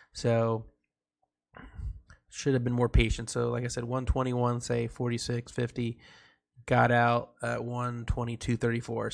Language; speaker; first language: English; native; English